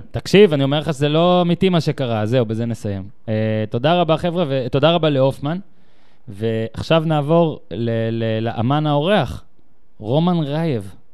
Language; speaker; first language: Hebrew; native; Hebrew